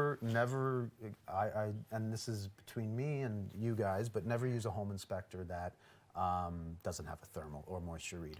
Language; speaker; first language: English; native; English